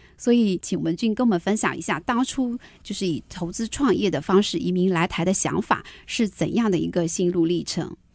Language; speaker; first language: Chinese; native; Chinese